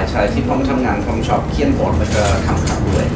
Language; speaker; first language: Thai; non-native, fluent; English